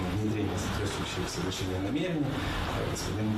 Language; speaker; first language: Russian; native; Russian